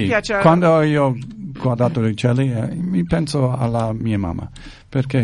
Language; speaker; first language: Italian; non-native, learner; English